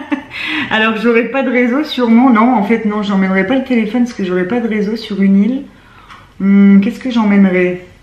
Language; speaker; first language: French; native; French